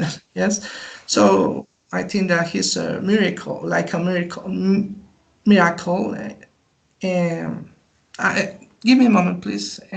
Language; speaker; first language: English; non-native, learner; Spanish